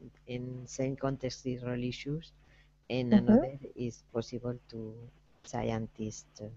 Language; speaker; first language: English; non-native, learner; Spanish